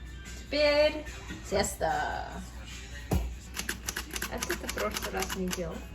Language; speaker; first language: Russian; early bilingual, heritage; English